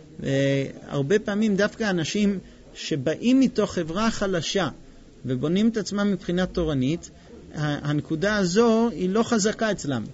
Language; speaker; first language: Hebrew; non-native, fluent; English